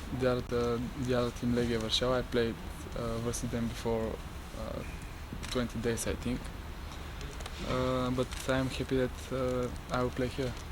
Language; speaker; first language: English; non-native, local second language; Bulgarian